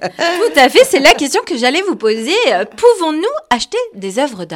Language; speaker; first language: French; native; French